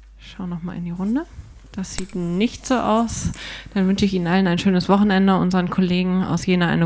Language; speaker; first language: German; native; German